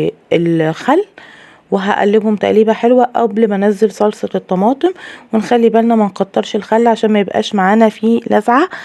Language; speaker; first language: Arabic; native; Arabic